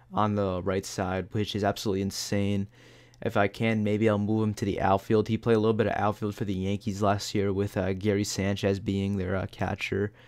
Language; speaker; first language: English; native; English